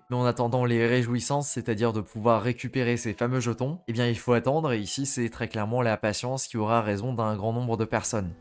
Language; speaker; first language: French; native; French